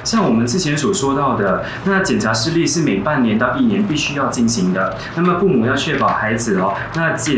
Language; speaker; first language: Chinese; native; Chinese